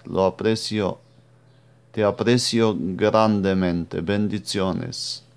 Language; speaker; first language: Spanish; non-native, fluent; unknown